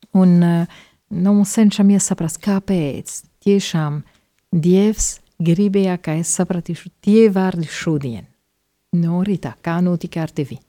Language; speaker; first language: Latvian; native; Latvian